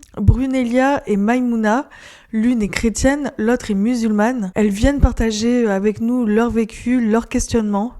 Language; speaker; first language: French; native; French